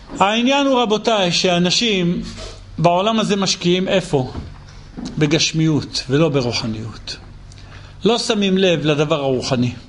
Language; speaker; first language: Hebrew; native; Hebrew